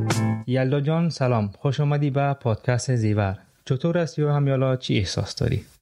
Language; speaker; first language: Persian; native; Persian